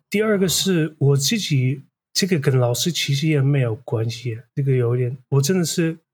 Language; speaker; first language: Chinese; non-native, fluent; Dutch